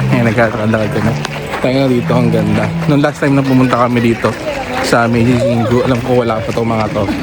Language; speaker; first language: Filipino; native; Filipino